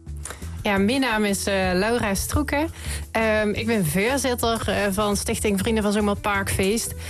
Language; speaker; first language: Dutch; native; Dutch